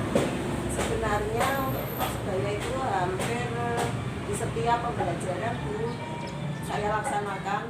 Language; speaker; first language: Indonesian; native; Indonesian